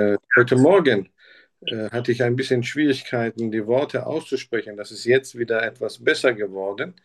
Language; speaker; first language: German; native; German